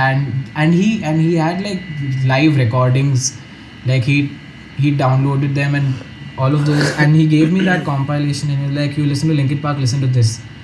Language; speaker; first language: English; non-native, local second language; Hindi